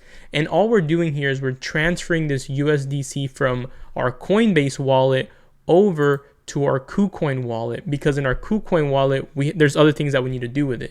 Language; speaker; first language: English; native; English